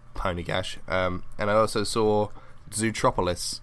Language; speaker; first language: English; native; English